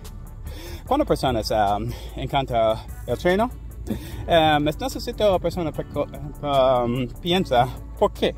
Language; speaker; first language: Spanish; non-native, learner; English